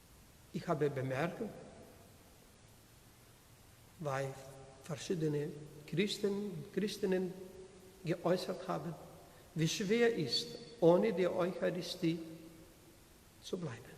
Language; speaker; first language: German; non-native, learner; Portuguese